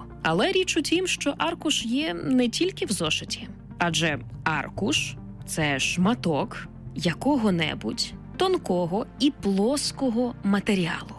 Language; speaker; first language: Ukrainian; native; Ukrainian